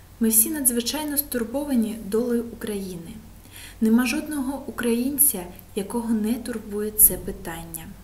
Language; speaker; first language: Ukrainian; non-native, local second language; Russian